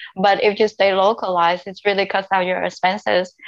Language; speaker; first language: English; non-native, fluent; Vietnamese